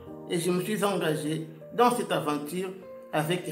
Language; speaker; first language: French; non-native, local second language; Lingala